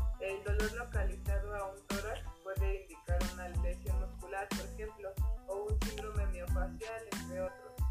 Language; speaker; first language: Spanish; native; Spanish